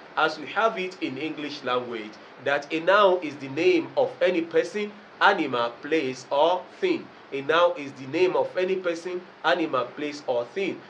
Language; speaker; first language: English; non-native, local second language; Yoruba